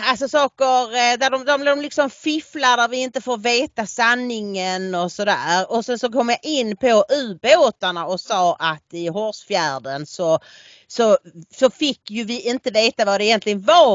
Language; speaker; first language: Swedish; native; Swedish